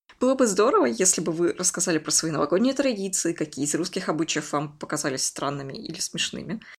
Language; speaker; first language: Russian; native; Russian